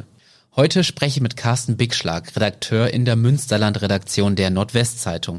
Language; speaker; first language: German; native; German